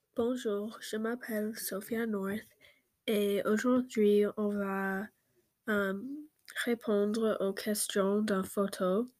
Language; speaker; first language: French; non-native, learner; English